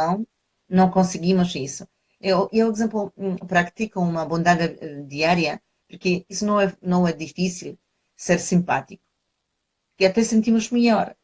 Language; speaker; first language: Portuguese; non-native, fluent; Polish